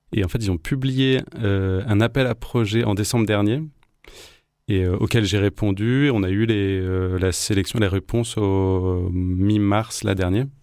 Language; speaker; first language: French; native; French